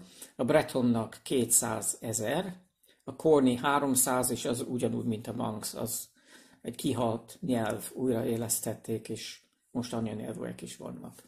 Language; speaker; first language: Hungarian; non-native, fluent; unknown